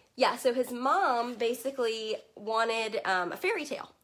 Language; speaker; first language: English; native; English